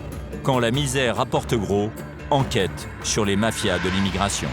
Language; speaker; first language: French; native; French